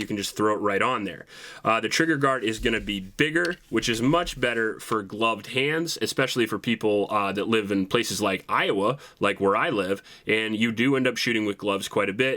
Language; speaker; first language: English; native; English